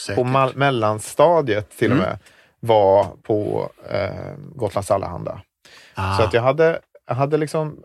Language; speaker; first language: Swedish; native; Swedish